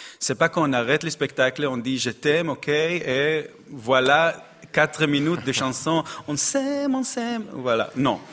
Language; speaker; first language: French; non-native, fluent; Hebrew